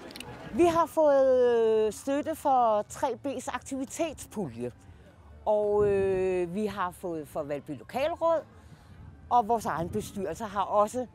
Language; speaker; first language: Danish; native; Danish